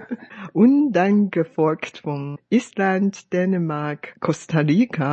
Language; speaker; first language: German; non-native, fluent; Chinese